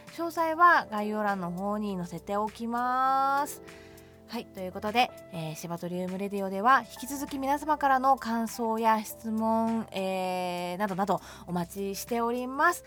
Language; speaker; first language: Japanese; native; Japanese